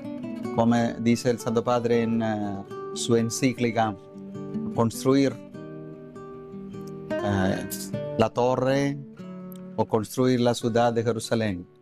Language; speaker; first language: Spanish; non-native, fluent; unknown